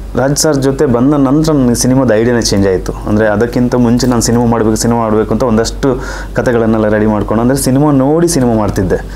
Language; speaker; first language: Kannada; non-native, local second language; Tulu